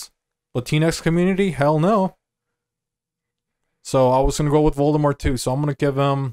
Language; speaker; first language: English; native; English